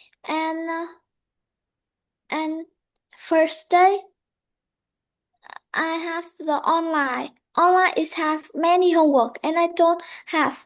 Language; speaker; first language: English; non-native, learner; Vietnamese